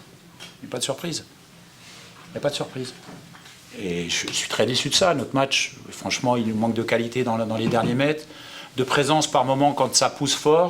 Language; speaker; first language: French; native; French